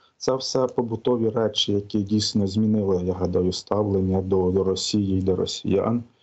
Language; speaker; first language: Ukrainian; native; Ukrainian